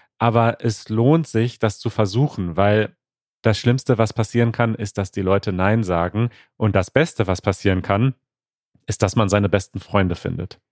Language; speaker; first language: German; native; German